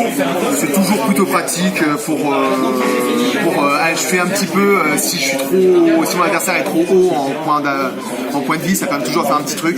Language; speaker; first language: French; native; French